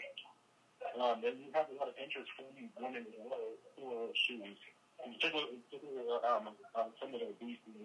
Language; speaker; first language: English; non-native, local second language; Igbo